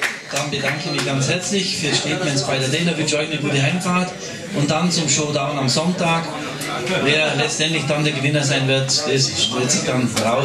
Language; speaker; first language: German; native; German